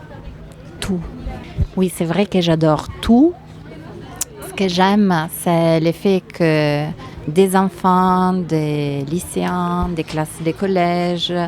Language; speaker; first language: French; non-native, fluent; Italian